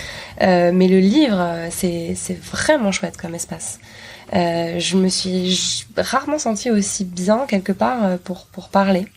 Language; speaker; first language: French; native; French